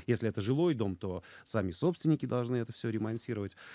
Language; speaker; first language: Russian; native; Russian